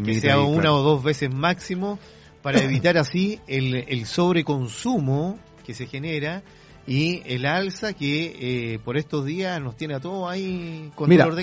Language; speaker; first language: Spanish; native; Spanish